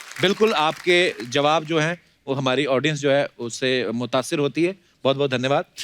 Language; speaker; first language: Hindi; non-native, local second language; Punjabi